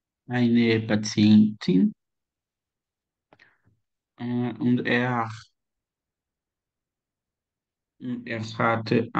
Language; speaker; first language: German; non-native, learner; Portuguese